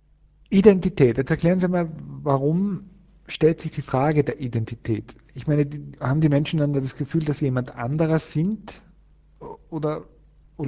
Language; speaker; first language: German; native; German